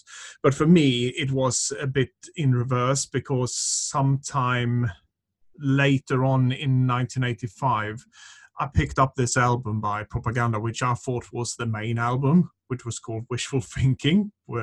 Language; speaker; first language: English; non-native, fluent; Swedish